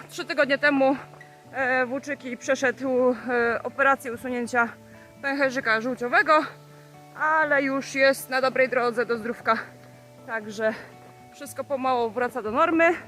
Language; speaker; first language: Polish; native; Polish